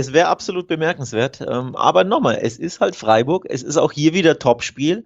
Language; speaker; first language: German; native; German